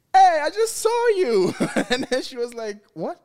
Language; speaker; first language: English; non-native, local second language; Tswana